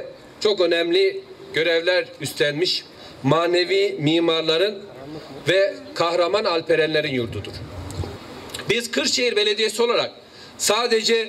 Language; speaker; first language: Turkish; native; Turkish